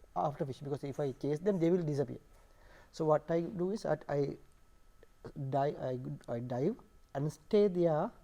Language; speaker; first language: English; non-native, local second language; Sinhala